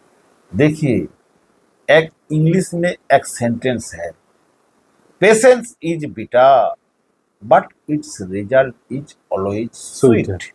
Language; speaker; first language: Hindi; non-native, local second language; Bangla